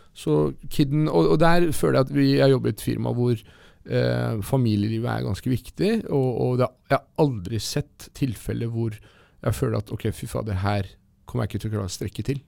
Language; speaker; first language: Norwegian; early bilingual, other home language; Persian